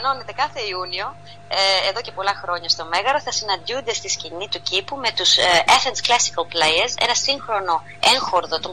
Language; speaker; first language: Greek; native; Greek